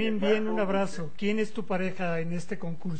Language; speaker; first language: Spanish; native; Spanish